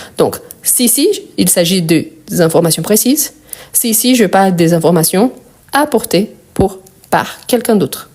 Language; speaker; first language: French; non-native, fluent; Portuguese